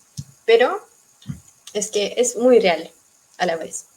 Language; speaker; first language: Spanish; non-native, fluent; Russian